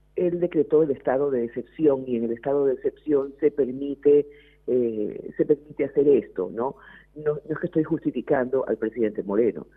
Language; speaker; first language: Spanish; native; Spanish